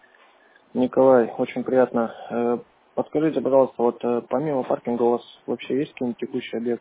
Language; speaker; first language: Russian; native; Russian